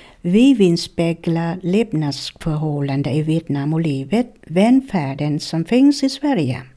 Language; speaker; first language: Swedish; non-native, fluent; Vietnamese